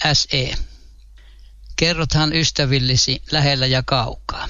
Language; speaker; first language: Finnish; native; Finnish